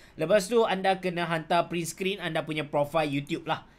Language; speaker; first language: Malay; native; Malay